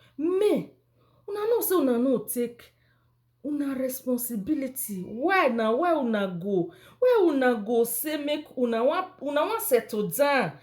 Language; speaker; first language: Nigerian Pidgin; non-native, local second language; Bini